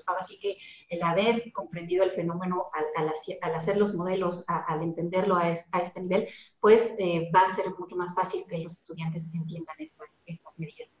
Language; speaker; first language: Spanish; native; Spanish